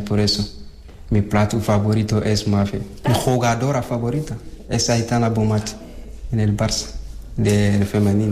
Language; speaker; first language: Spanish; non-native, learner; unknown